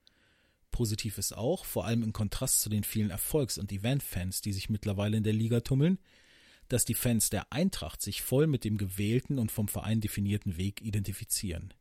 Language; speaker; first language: German; native; German